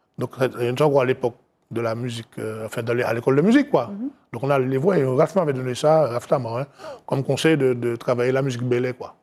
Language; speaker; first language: French; native; French